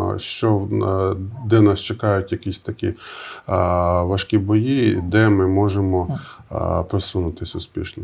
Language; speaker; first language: Ukrainian; native; Ukrainian